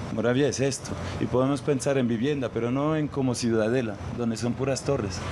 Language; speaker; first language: Spanish; non-native, fluent; German